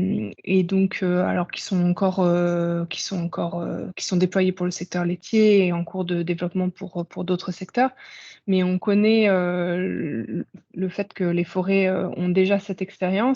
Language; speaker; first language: French; native; French